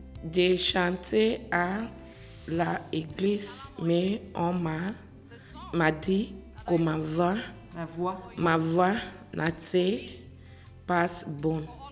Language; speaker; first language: French; non-native, learner; Yoruba